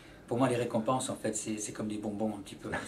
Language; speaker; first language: French; native; French